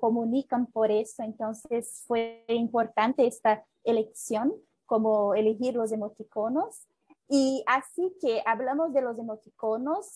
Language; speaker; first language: Spanish; non-native, fluent; Portuguese